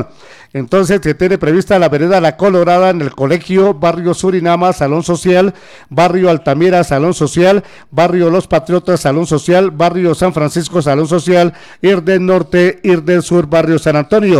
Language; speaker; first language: Spanish; native; Spanish